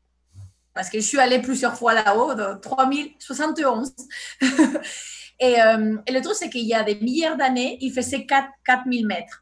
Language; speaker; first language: French; non-native, fluent; Spanish